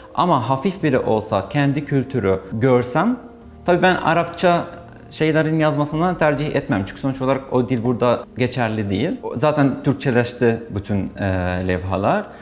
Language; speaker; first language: Turkish; non-native, fluent; Arabic